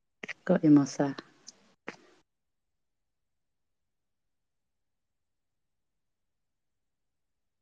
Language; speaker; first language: English; native; English